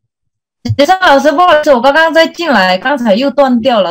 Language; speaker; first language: Chinese; early bilingual, heritage; Indonesian